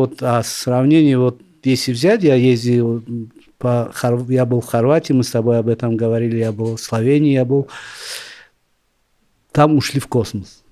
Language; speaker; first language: Russian; non-native, local second language; Tajik